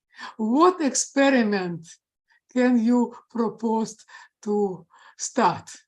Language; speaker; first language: English; non-native, fluent; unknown